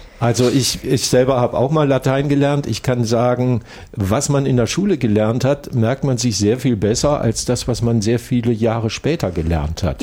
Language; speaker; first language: German; native; German